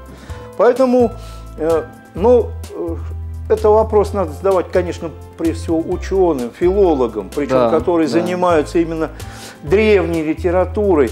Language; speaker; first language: Russian; native; Russian